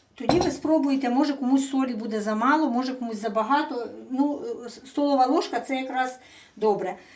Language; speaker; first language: Ukrainian; non-native, local second language; Russian